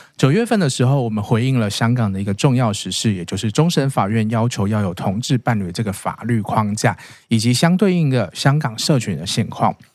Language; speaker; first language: Chinese; native; Chinese